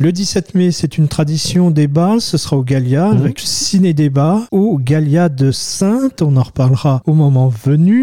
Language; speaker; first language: French; native; French